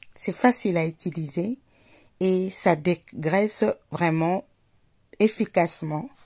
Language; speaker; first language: French; non-native, local second language; Lingala